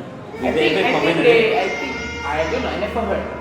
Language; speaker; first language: English; non-native, fluent; Indonesian